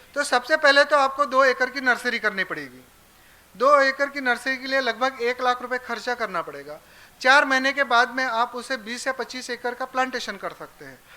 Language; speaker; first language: Hindi; non-native, local second language; Marathi